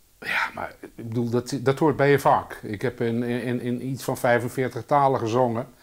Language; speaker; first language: Dutch; native; Dutch